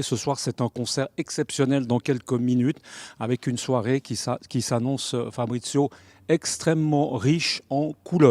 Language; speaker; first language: French; native; French